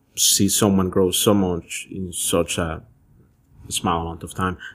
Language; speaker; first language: English; early bilingual, other home language; Spanish